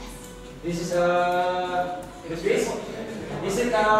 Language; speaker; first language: English; non-native, learner; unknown